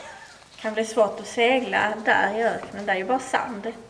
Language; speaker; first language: Swedish; native; Swedish